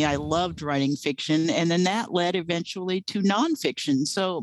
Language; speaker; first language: English; native; English